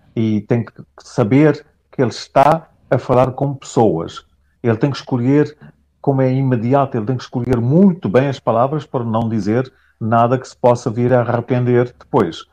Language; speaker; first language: Portuguese; non-native, local second language; Kabuverdianu